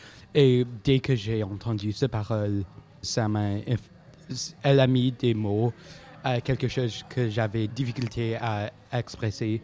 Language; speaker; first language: French; non-native, local second language; English